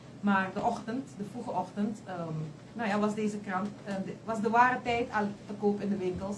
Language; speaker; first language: Dutch; native; Dutch